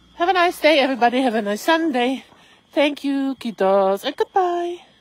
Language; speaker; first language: English; non-native, learner; German